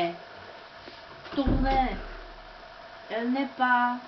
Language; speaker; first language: French; non-native, learner; Czech